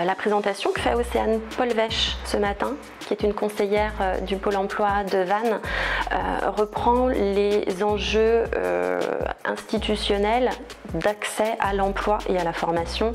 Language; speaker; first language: French; native; French